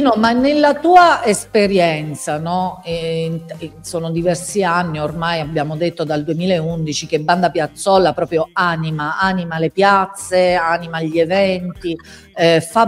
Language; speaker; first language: Italian; native; Italian